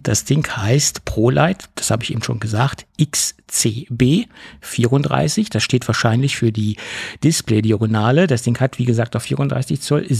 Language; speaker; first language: German; native; German